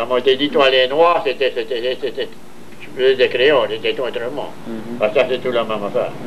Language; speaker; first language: French; native; French